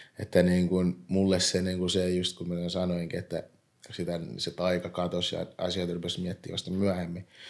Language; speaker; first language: Finnish; early bilingual, other home language; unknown